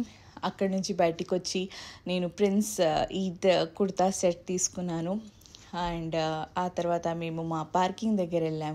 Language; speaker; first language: Telugu; non-native, local second language; Urdu